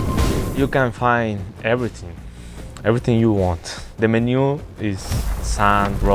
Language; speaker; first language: English; non-native, fluent; Spanish